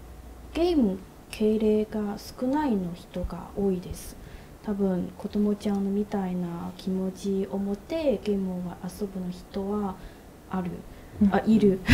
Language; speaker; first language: Japanese; non-native, learner; Chinese